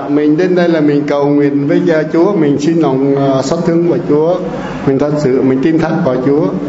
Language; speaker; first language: Vietnamese; non-native, local second language; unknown